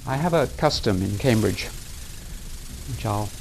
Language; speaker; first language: English; native; English